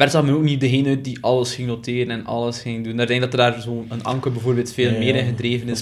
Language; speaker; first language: Dutch; native; Dutch